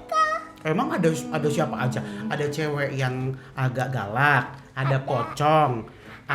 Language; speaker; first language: Indonesian; native; Indonesian